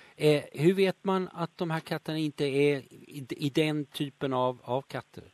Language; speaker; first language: Swedish; native; Swedish